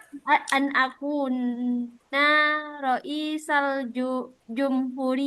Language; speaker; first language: Arabic; non-native, learner; Indonesian